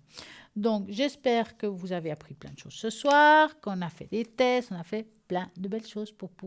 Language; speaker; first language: French; native; French